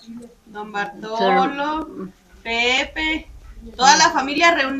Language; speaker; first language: Spanish; native; Spanish